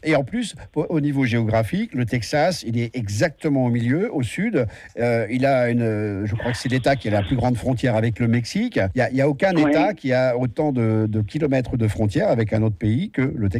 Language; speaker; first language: French; native; French